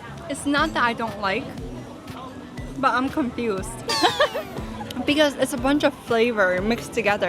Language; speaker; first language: English; native; English